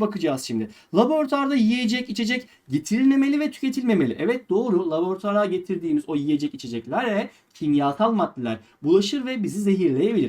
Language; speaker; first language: Turkish; native; Turkish